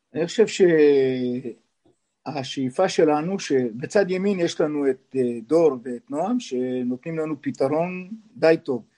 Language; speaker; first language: Hebrew; native; Hebrew